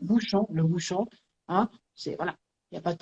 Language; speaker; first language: French; native; French